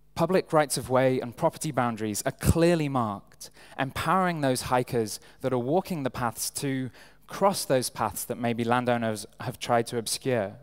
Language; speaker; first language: English; native; English